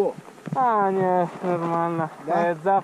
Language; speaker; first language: Russian; non-native, learner; Italian